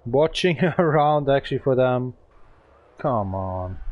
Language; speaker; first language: English; non-native, learner; German